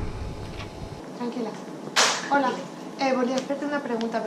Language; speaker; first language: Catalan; non-native, local second language; Spanish